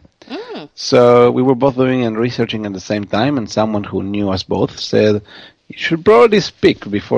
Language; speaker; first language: English; non-native, fluent; Spanish